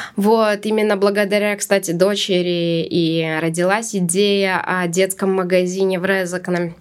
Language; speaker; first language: Russian; non-native, local second language; Latvian